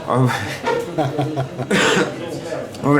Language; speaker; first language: French; native; French